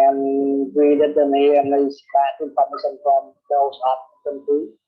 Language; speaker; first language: English; non-native, learner; Vietnamese